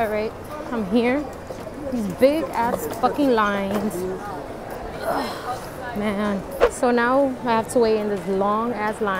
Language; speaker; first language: English; early bilingual, other home language; Spanish